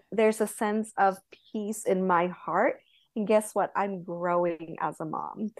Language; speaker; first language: English; early bilingual, other home language; Spanish